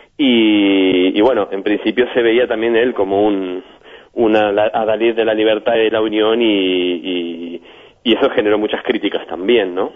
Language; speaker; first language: Spanish; native; Spanish